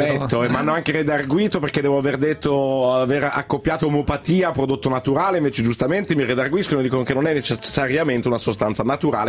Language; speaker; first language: Italian; native; Italian